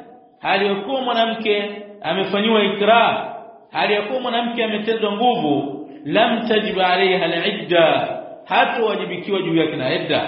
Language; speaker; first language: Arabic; non-native, fluent; Swahili